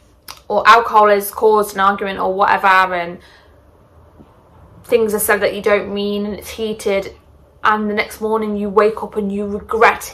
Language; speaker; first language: English; native; English